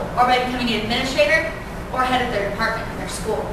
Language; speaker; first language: English; native; English